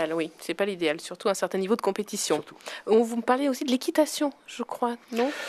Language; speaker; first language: French; native; French